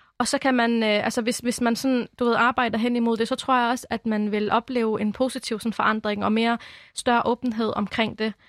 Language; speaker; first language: Danish; early bilingual, other home language; Arabic